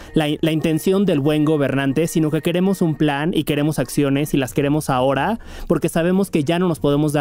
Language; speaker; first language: Spanish; native; Spanish